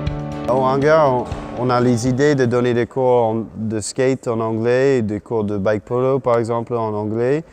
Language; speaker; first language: French; non-native, fluent; English